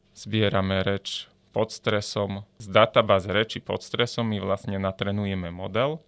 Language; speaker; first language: Slovak; native; Slovak